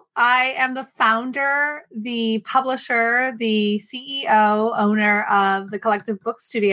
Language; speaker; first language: English; native; English